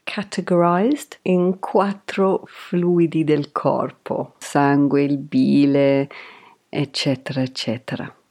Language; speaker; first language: Italian; non-native, fluent; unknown